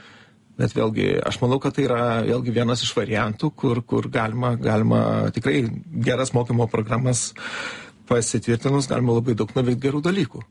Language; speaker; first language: Lithuanian; native; Lithuanian